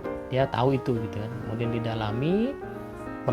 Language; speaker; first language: Indonesian; native; Indonesian